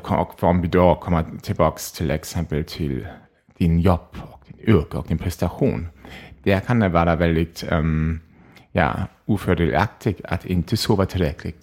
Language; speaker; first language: Swedish; non-native, fluent; German